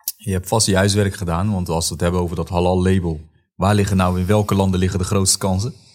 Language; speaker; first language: Dutch; native; Dutch